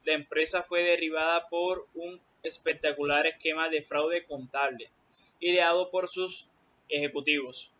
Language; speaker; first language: Spanish; native; Spanish